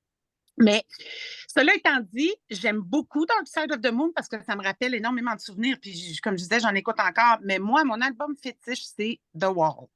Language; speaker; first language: French; native; French